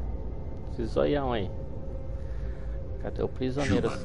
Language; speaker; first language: Portuguese; native; Portuguese